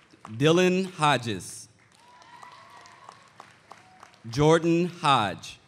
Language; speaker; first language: English; native; English